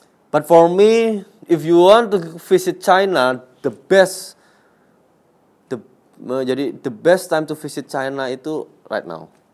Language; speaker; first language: English; non-native, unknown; Indonesian